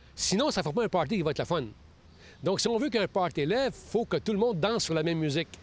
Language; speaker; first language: French; native; French